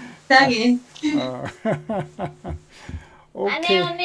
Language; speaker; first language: Korean; non-native, learner; Indonesian